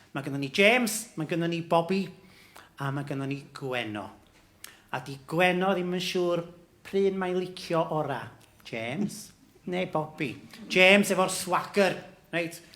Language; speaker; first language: Welsh; native; Welsh